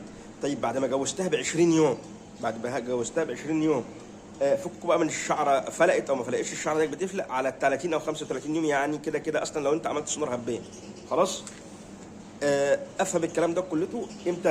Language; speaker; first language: Arabic; native; Arabic